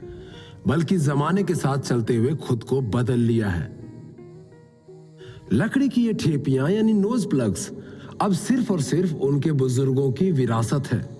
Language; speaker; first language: Hindi; native; Hindi